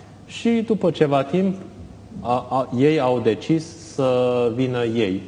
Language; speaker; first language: Romanian; non-native, fluent; Chinese